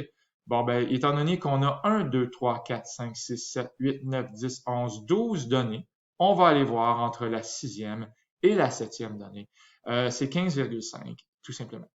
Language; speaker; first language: French; native; French